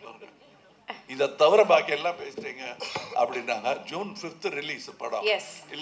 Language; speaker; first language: Tamil; native; Tamil